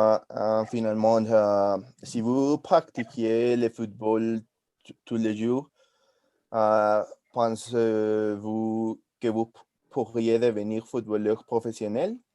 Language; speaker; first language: French; non-native, learner; Spanish